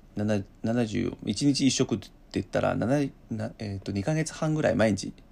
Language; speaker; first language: Japanese; non-native, fluent; Chinese